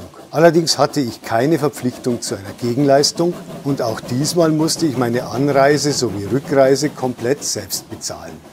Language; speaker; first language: German; native; German